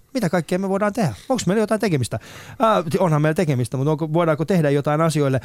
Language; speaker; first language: Finnish; early bilingual, other home language; Persian